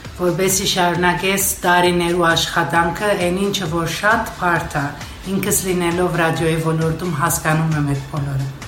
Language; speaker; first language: Armenian; early bilingual, heritage; Armenian